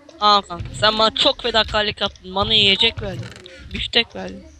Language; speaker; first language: Turkish; native; Turkish